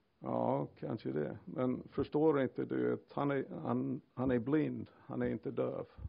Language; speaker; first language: Swedish; non-native, fluent; English